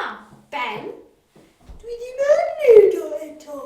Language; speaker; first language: Welsh; non-native, local second language; English